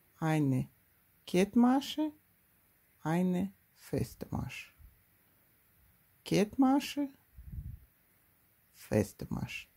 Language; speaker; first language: German; non-native, learner; Russian